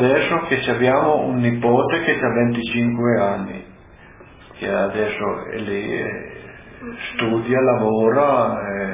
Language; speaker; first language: Italian; non-native, local second language; Slovenian